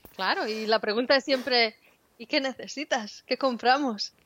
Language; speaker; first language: Spanish; native; Spanish